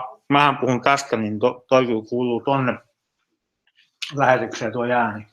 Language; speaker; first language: Finnish; native; Finnish